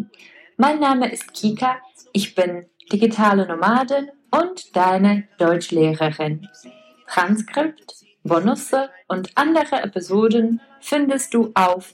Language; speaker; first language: German; non-native, fluent; Czech